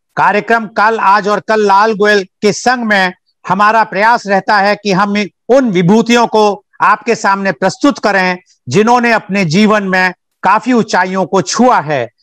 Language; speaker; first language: Hindi; native; Hindi